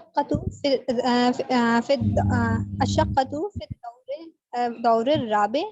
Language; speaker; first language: Arabic; non-native, learner; Urdu